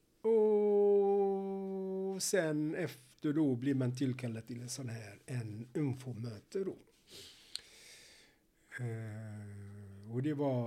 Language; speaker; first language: Swedish; non-native, fluent; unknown